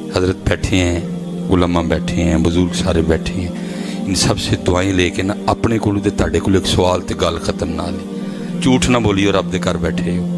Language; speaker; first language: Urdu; non-native, local second language; Punjabi